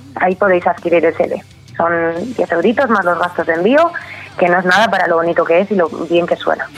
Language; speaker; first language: Spanish; native; Spanish